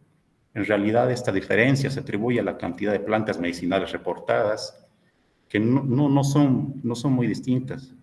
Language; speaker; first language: Spanish; native; Spanish